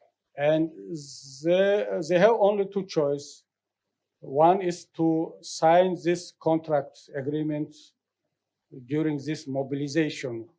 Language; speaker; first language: English; non-native, learner; Tajik